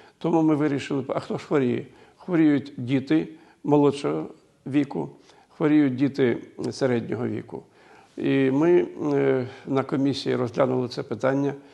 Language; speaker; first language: Ukrainian; native; Ukrainian